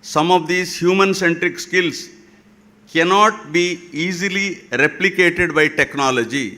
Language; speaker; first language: English; non-native, local second language; Kannada